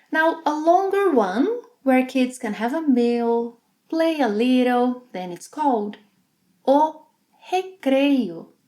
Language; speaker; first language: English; non-native, fluent; Portuguese